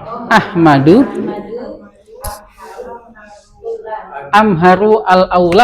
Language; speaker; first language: Arabic; non-native, fluent; Indonesian